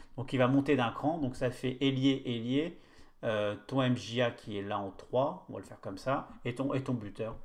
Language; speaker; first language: French; native; French